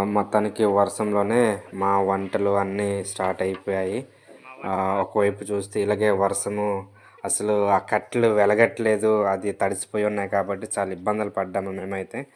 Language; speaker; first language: Telugu; native; Telugu